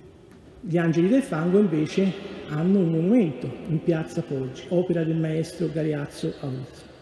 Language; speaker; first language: Italian; native; Italian